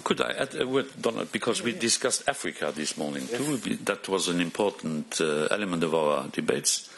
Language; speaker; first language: English; non-native, fluent; Luxembourgish